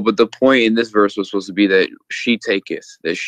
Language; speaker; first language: English; native; English